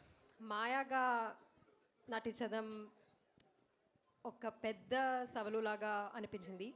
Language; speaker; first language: Telugu; non-native, learner; Malayalam